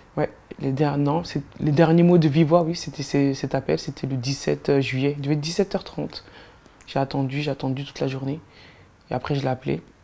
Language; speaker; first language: French; native; French